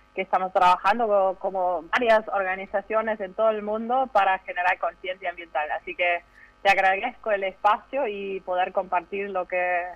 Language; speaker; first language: Spanish; non-native, fluent; German